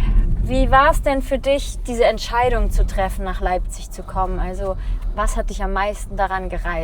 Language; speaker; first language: German; native; German